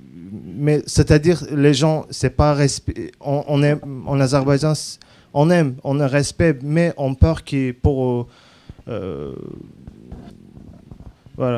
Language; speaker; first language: French; non-native, learner; Azerbaijani